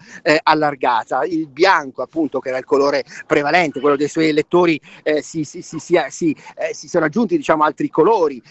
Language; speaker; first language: Italian; native; Italian